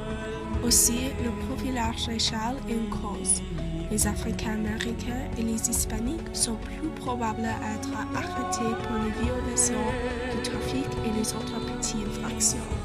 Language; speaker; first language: French; non-native, learner; English